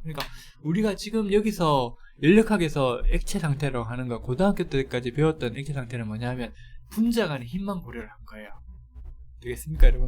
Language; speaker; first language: Korean; native; Korean